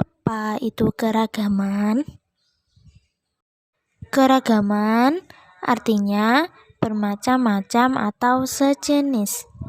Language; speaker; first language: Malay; non-native, local second language; Javanese